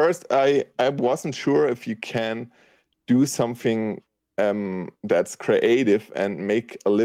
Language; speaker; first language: English; non-native, fluent; German